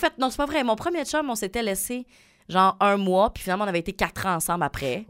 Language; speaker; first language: French; native; French